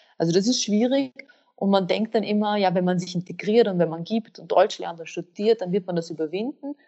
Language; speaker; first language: German; early bilingual, other home language; Bosnian